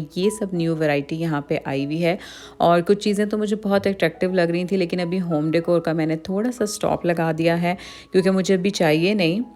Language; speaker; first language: Urdu; native; Urdu